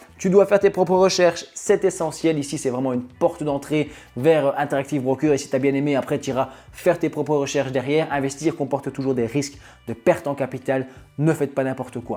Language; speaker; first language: French; native; French